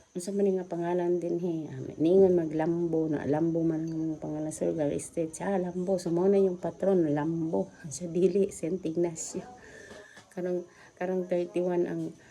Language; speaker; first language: Cebuano; native; Cebuano